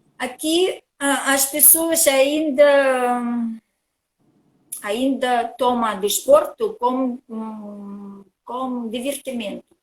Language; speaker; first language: Portuguese; non-native, learner; Russian